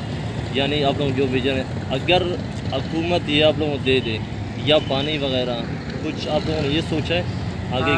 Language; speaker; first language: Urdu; non-native, local second language; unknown